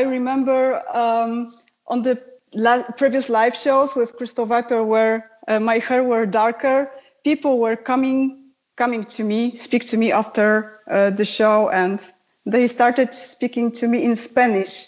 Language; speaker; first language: English; non-native, fluent; Polish